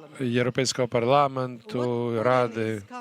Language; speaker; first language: Ukrainian; non-native, fluent; Latvian